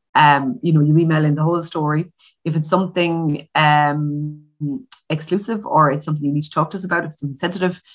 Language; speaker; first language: English; native; English